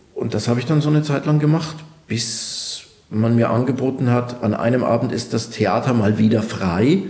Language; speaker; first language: German; native; German